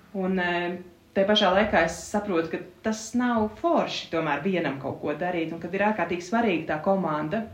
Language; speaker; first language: Latvian; native; Latvian